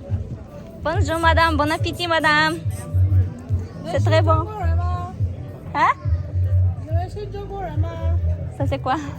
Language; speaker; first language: French; non-native, learner; Kazakh